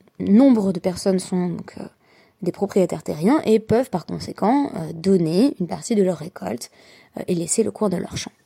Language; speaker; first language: French; native; French